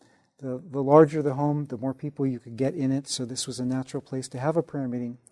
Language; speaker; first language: English; native; English